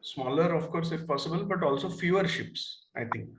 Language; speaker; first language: English; non-native, local second language; Hindi